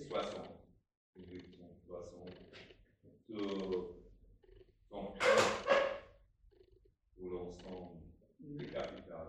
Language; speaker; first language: French; non-native, fluent; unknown